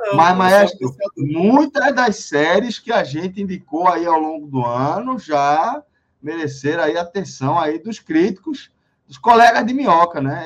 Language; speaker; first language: Portuguese; native; Portuguese